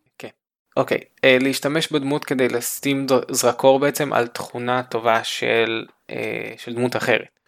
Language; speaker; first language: Hebrew; native; Hebrew